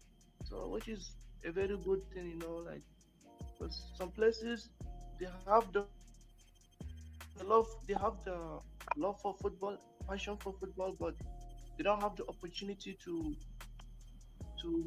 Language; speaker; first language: English; non-native, local second language; Hausa